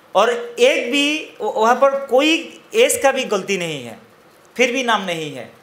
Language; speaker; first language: Hindi; non-native, local second language; Bangla